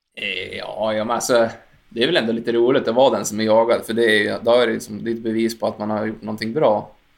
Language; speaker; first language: Swedish; native; Swedish